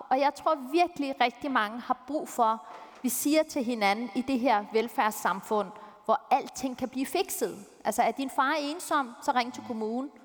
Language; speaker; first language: Danish; early bilingual, other home language; Turkish